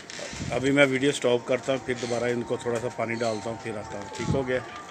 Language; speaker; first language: Hindi; non-native, local second language; Punjabi